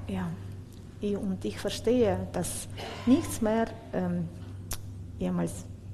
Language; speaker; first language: German; non-native, learner; Ukrainian